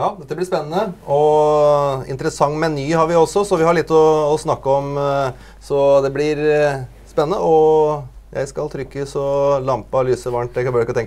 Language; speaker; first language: Norwegian; native; Norwegian